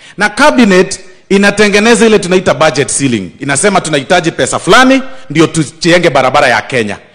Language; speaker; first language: Swahili; non-native, local second language; Gusii